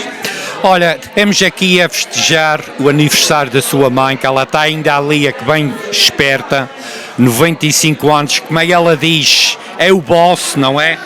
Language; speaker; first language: Portuguese; early bilingual, heritage; Portuguese